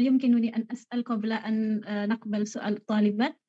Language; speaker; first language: Arabic; non-native, fluent; Indonesian